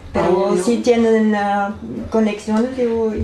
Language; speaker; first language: Spanish; non-native, learner; German